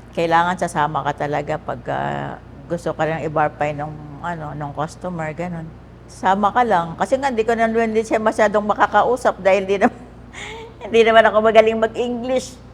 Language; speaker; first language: Filipino; native; Filipino